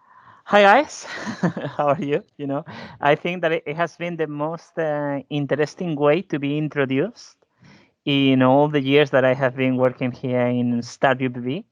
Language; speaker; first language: English; non-native, fluent; Spanish